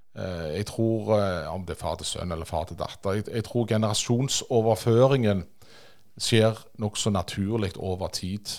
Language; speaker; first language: Norwegian; native; Norwegian